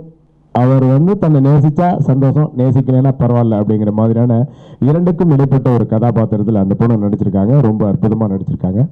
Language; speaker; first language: Tamil; native; Tamil